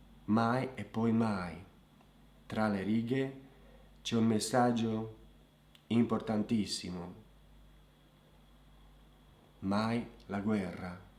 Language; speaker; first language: Italian; non-native, fluent; Slovak